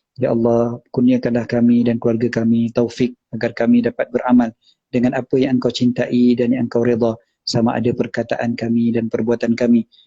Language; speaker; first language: Malay; native; Malay